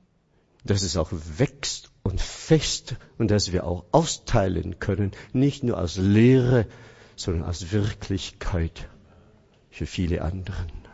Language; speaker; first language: German; non-native, fluent; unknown